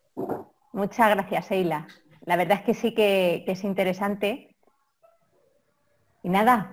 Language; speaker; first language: Spanish; native; Spanish